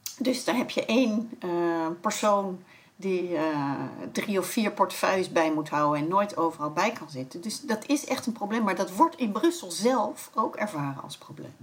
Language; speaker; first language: Dutch; native; Dutch